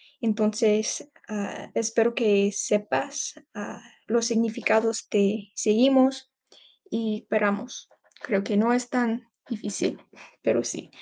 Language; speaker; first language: Spanish; non-native, learner; English